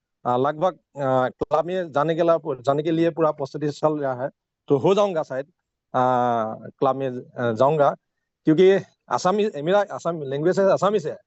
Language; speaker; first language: Hindi; non-native, local second language; Assamese